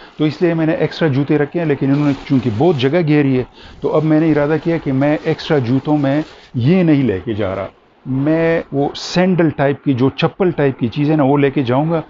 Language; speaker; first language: Urdu; non-native, local second language; Pashto